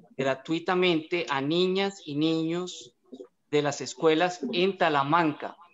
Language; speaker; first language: Spanish; native; Spanish